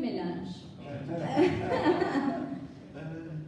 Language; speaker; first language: French; non-native, learner; Spanish